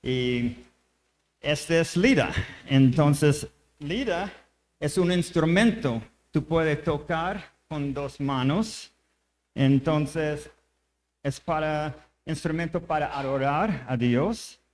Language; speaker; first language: Spanish; non-native, learner; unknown